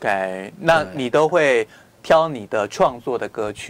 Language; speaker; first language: Chinese; native; Chinese